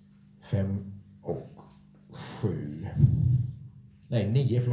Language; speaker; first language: Swedish; non-native, fluent; English